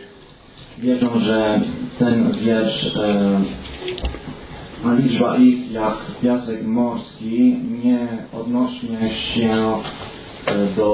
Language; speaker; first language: Polish; non-native, learner; Romanian